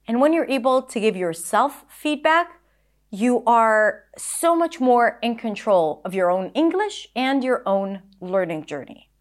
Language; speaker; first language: English; non-native, fluent; Hebrew